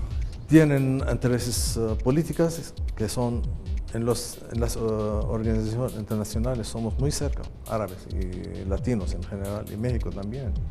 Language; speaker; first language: Spanish; non-native, fluent; Arabic